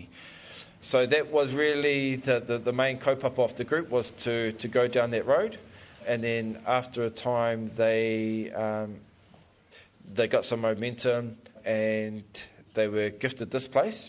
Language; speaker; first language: English; native; English